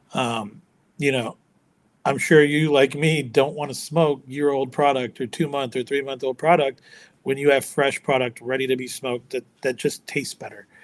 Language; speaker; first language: English; native; English